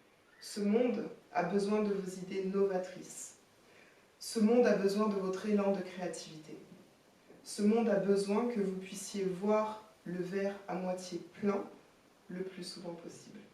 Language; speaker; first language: French; native; French